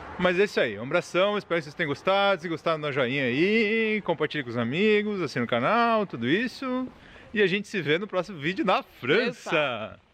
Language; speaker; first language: Portuguese; native; Portuguese